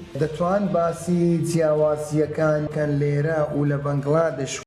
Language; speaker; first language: Central Kurdish; native; Central Kurdish